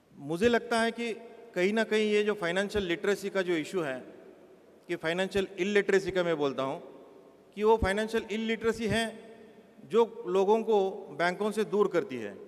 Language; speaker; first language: Hindi; non-native, local second language; Marathi